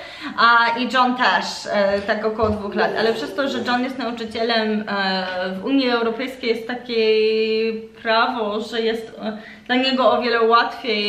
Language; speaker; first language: Polish; early bilingual, heritage; Polish